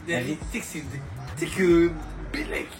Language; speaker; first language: French; native; French